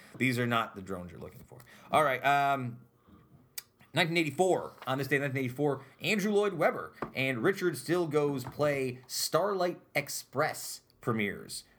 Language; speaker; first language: English; native; English